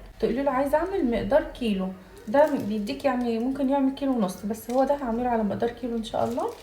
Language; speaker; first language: Arabic; native; Arabic